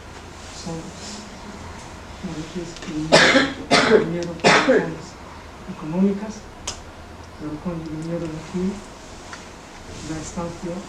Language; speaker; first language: Spanish; non-native, fluent; Arabic